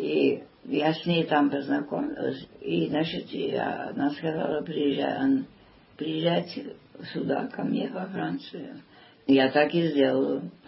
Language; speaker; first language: Russian; early bilingual, heritage; Russian